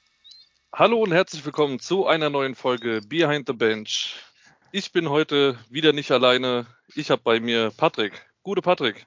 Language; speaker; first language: German; native; German